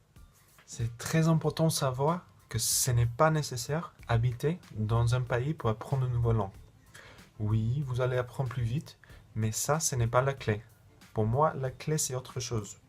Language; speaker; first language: French; non-native, fluent; English